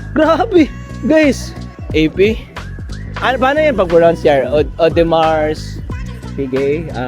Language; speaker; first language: Filipino; non-native, local second language; Cebuano